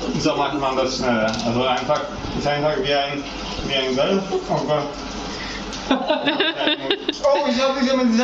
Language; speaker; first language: German; non-native, fluent; Polish